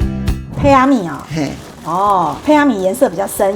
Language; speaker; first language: Chinese; native; Chinese